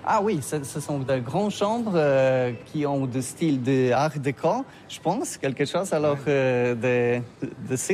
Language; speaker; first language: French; non-native, learner; Polish